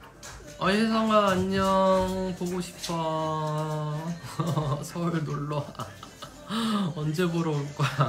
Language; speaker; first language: Korean; non-native, fluent; English